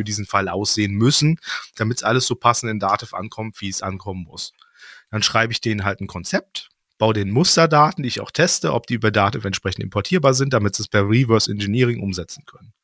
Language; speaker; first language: German; native; German